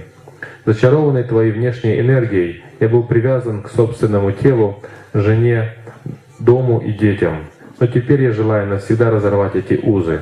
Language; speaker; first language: Russian; native; Russian